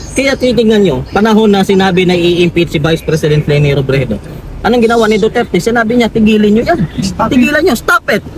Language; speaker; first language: Filipino; non-native, local second language; Cebuano